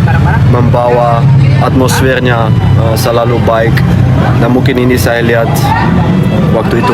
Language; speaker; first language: Indonesian; non-native, fluent; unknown